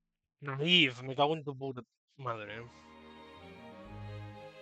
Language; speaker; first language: Spanish; native; Spanish